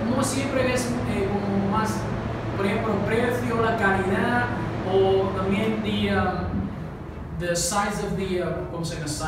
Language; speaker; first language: Spanish; non-native, learner; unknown